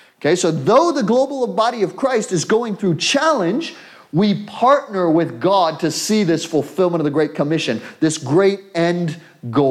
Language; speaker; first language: English; native; English